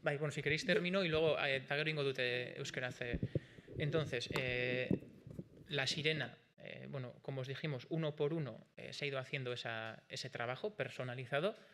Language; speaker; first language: Spanish; non-native, local second language; Basque